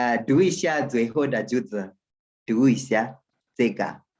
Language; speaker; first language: Chinese; non-native, fluent; Swahili